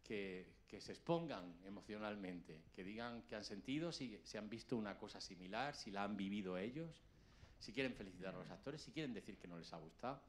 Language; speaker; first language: Spanish; native; Spanish